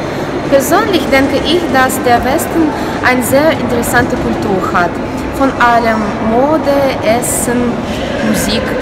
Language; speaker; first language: German; non-native, learner; Russian